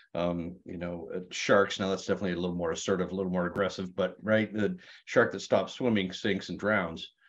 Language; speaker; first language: English; native; English